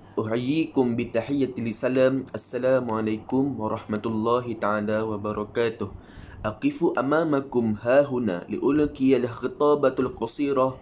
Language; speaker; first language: Arabic; non-native, learner; Malay